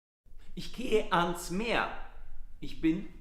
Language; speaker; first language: German; non-native, fluent; Italian